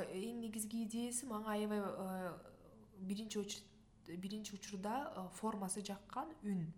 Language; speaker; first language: Kyrgyz; non-native, local second language; Russian